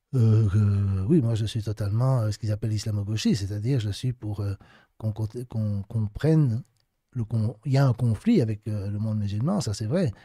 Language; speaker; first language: French; native; French